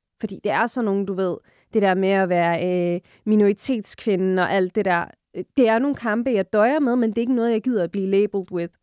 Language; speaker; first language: Danish; early bilingual, other home language; Arabic